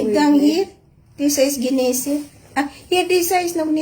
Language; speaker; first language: Dutch; non-native, learner; Filipino